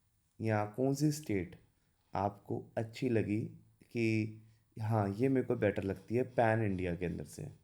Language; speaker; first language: Hindi; native; Hindi